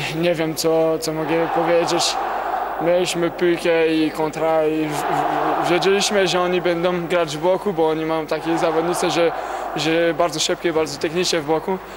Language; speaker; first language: Polish; non-native, learner; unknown